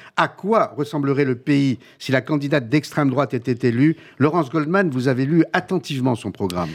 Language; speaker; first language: French; native; French